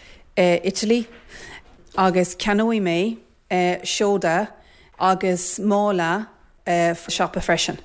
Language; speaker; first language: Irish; non-native, learner; English